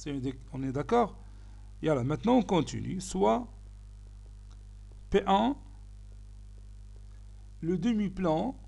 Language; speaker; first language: French; non-native, local second language; Arabic